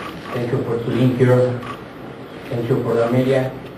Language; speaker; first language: English; non-native, learner; Spanish